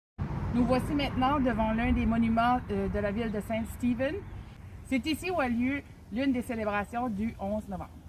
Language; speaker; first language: French; native; French